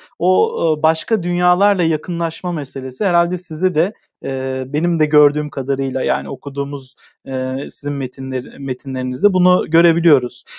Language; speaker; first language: Turkish; native; Turkish